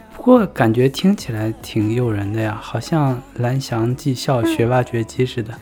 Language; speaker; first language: Chinese; native; Chinese